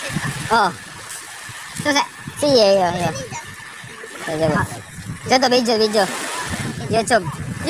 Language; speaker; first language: Japanese; non-native, learner; Cebuano